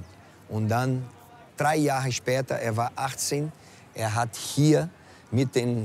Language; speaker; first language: German; non-native, learner; Portuguese